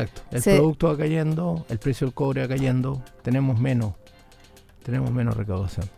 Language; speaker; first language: Spanish; native; Spanish